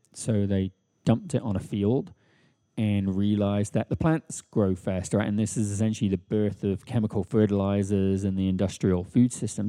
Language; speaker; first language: English; native; English